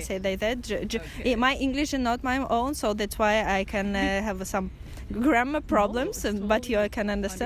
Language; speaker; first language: English; non-native, fluent; Russian